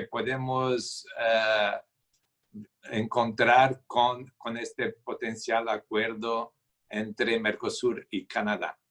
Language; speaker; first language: Spanish; non-native, fluent; Portuguese